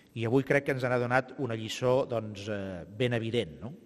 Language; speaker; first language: Catalan; native; Catalan